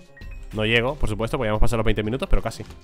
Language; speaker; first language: Spanish; native; Spanish